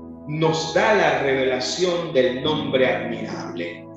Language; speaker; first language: Spanish; native; Spanish